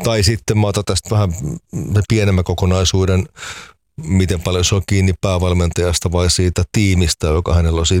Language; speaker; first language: Finnish; native; Finnish